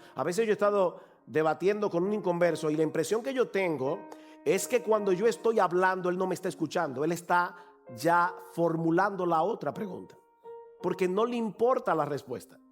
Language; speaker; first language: Spanish; native; Spanish